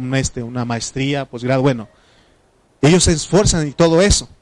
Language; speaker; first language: Spanish; non-native, local second language; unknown